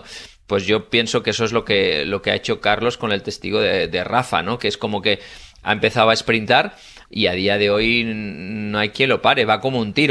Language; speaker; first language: Spanish; native; Spanish